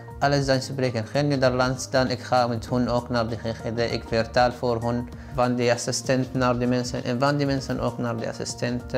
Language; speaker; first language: Dutch; non-native, learner; Arabic